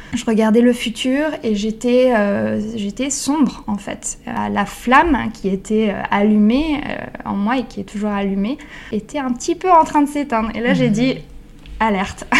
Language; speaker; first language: French; non-native, fluent; Italian